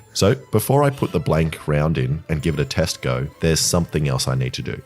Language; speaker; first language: English; native; English